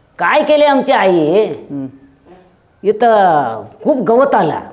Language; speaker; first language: Marathi; native; Marathi